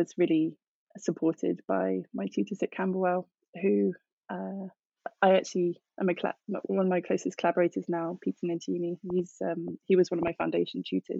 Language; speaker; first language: English; native; English